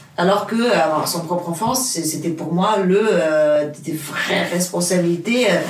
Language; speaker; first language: French; non-native, fluent; Portuguese